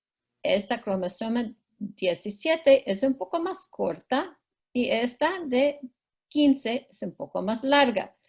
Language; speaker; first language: Spanish; non-native, fluent; English